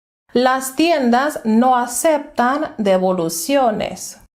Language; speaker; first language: Spanish; non-native, fluent; English